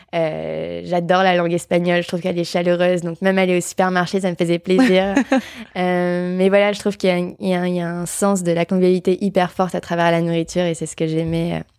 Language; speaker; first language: French; native; French